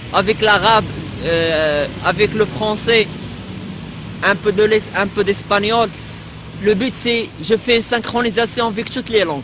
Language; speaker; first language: French; non-native, local second language; Arabic